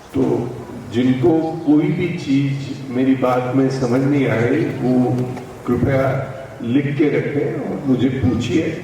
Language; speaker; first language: Hindi; non-native, local second language; Marathi